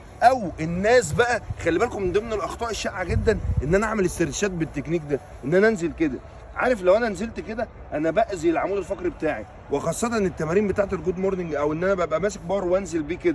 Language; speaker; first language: Arabic; native; Arabic